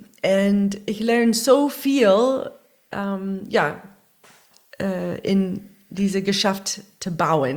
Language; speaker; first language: German; non-native, learner; English